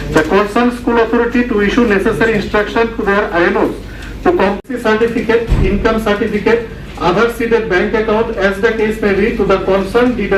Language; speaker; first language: English; non-native, local second language; Bangla